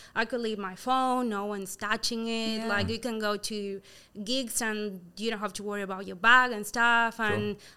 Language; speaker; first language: English; non-native, fluent; Spanish